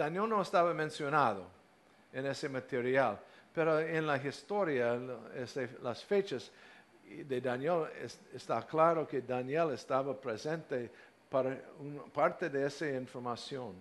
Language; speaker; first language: Spanish; non-native, fluent; English